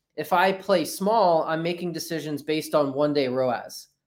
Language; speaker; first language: English; native; English